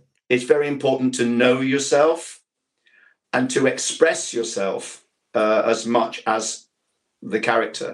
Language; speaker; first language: English; native; English